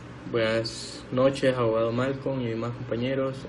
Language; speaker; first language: Spanish; native; Spanish